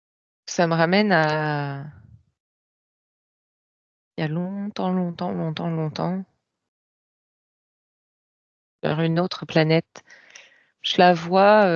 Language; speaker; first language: French; native; French